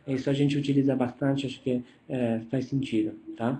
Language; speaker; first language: Portuguese; non-native, fluent; Italian